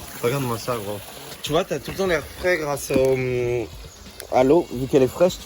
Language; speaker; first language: French; native; French